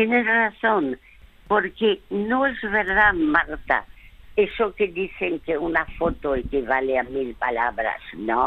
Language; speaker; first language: Spanish; early bilingual, other home language; French